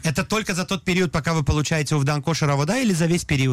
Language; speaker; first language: Russian; native; Russian